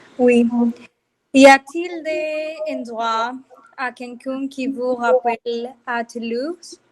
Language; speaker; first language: French; non-native, learner; Spanish